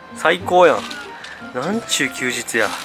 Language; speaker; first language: Japanese; native; Japanese